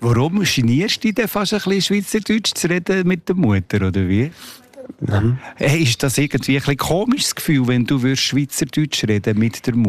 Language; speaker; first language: German; native; German